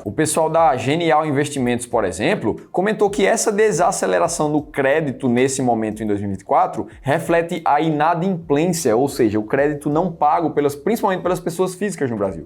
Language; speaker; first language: Portuguese; native; Portuguese